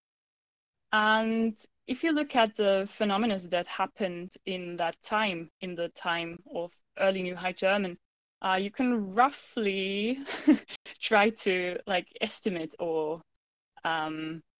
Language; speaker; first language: English; non-native, fluent; German